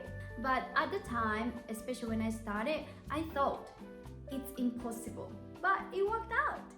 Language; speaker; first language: English; non-native, fluent; Japanese